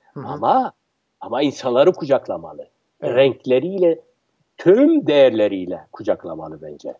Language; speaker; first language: Turkish; non-native, local second language; Kurdish